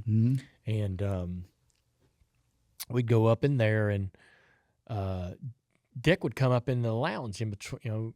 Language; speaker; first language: English; native; English